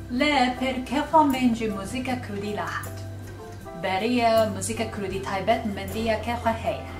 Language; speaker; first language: Kurdish; non-native, learner; Japanese